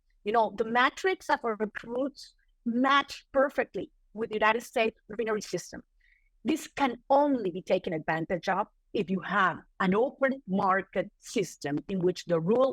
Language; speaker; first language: English; non-native, fluent; Spanish